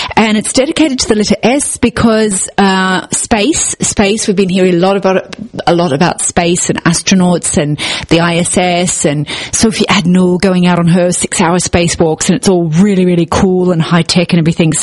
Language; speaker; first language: English; native; English